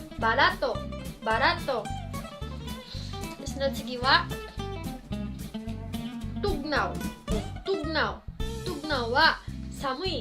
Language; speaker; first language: Japanese; non-native, fluent; Filipino